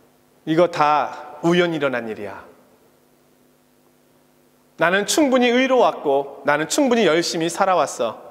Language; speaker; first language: Korean; native; Korean